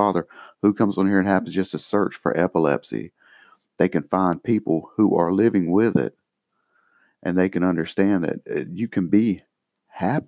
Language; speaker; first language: English; native; English